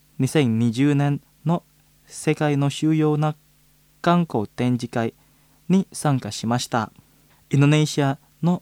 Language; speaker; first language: Japanese; non-native, fluent; Indonesian